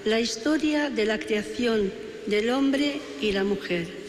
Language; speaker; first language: Spanish; non-native, local second language; Catalan